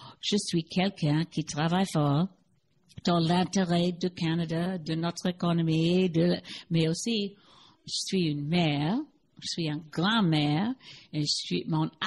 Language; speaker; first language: French; non-native, learner; English